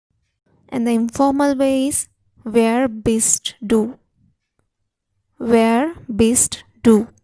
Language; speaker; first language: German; non-native, fluent; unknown